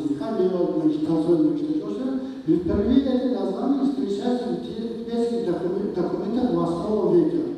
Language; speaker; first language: Russian; non-native, local second language; Tajik